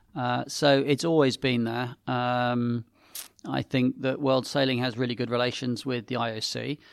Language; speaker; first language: English; native; English